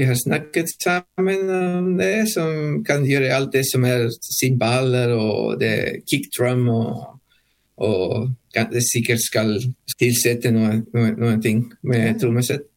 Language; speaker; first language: Norwegian; non-native, learner; Spanish